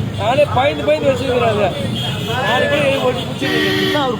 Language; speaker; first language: Tamil; native; Tamil